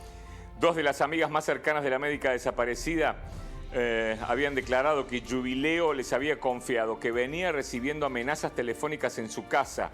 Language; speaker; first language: Spanish; native; Spanish